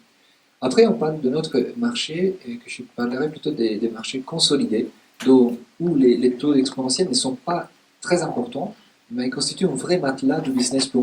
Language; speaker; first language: French; native; French